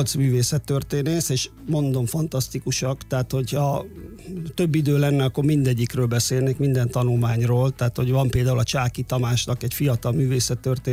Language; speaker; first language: Hungarian; native; Hungarian